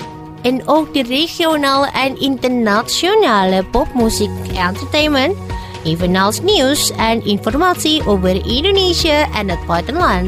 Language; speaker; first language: Dutch; non-native, fluent; Indonesian